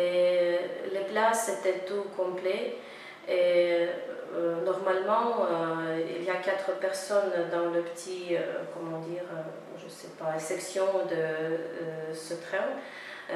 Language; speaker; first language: French; non-native, fluent; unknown